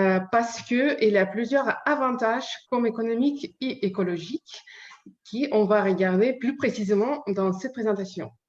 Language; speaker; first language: French; non-native, learner; Ukrainian